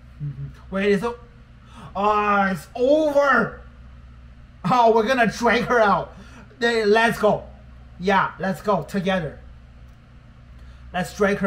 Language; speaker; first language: English; non-native, fluent; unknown